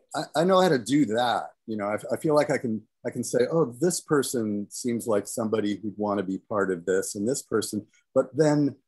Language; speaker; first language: English; native; English